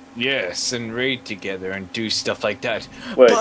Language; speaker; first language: English; native; English